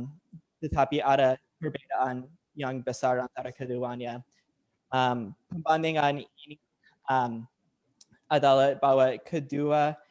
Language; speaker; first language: Indonesian; non-native, learner; English